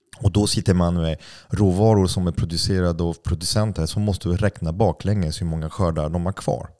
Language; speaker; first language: Swedish; non-native, fluent; French